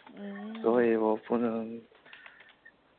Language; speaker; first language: Chinese; non-native, learner; Korean